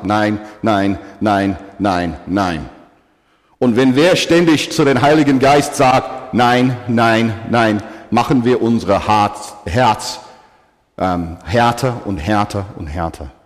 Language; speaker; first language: German; non-native, fluent; English